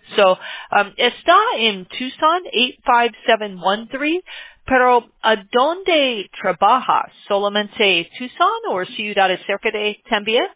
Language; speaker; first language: Spanish; non-native, learner; English